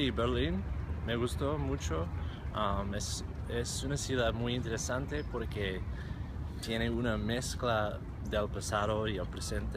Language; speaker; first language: Spanish; non-native, fluent; English